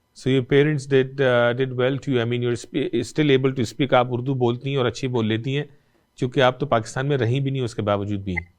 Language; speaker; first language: Urdu; native; Urdu